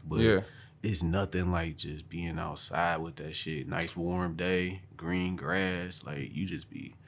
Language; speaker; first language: English; native; English